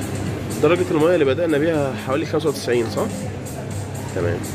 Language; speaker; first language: Arabic; native; Arabic